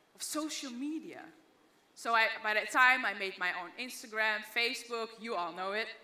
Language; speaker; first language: English; non-native, fluent; Dutch